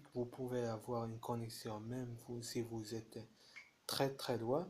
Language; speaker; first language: French; non-native, fluent; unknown